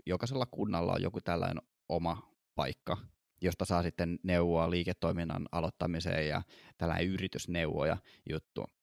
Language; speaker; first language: Finnish; native; Finnish